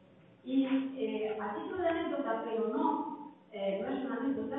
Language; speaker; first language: Spanish; native; Spanish